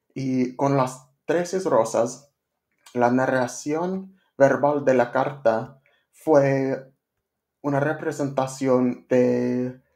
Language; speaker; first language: Spanish; non-native, learner; English